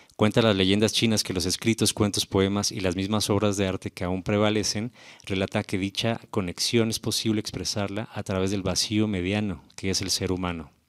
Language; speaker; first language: Spanish; native; Spanish